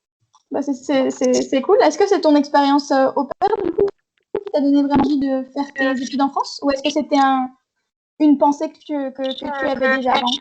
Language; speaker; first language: French; native; French